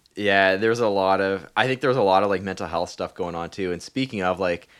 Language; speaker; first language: English; native; English